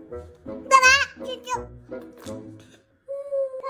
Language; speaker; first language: Chinese; native; Chinese